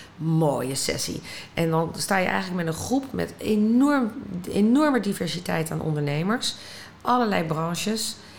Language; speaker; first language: Dutch; native; Dutch